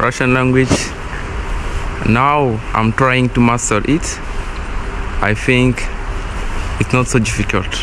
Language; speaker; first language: English; non-native, learner; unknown